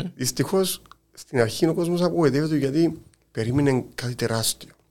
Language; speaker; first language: Greek; native; Greek